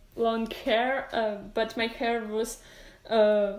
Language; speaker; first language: English; non-native, learner; Ukrainian